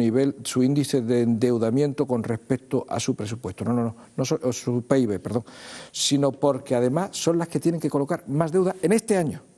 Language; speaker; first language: Spanish; native; Spanish